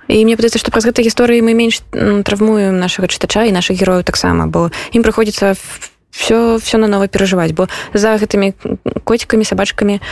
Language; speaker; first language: Belarusian; non-native, local second language; Russian